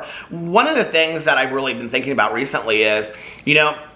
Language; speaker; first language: English; native; English